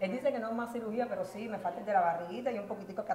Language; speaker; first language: Spanish; native; Spanish